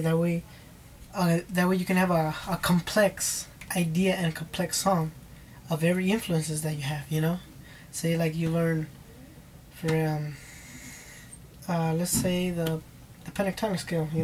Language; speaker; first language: English; early bilingual, other home language; Spanish